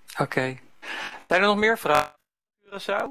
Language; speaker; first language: Dutch; native; Dutch